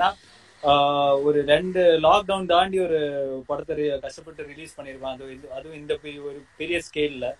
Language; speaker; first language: Tamil; native; Tamil